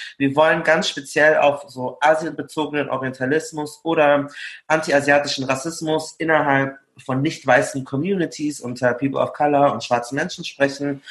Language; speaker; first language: German; early bilingual, other home language; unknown